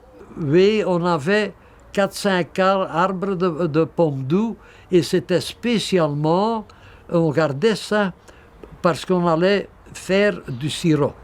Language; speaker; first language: French; non-native, local second language; Dutch